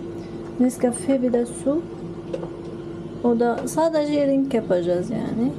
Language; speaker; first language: Turkish; non-native, learner; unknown